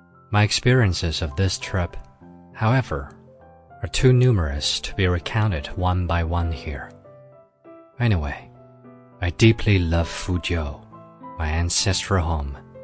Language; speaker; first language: English; non-native, fluent; Chinese